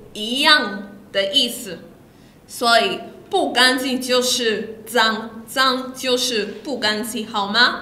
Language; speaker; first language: Chinese; non-native, fluent; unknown